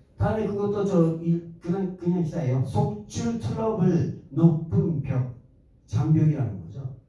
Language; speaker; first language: Korean; non-native, fluent; Japanese